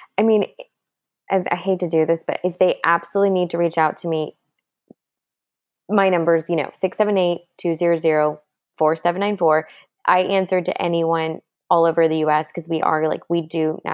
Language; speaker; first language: English; non-native, fluent; French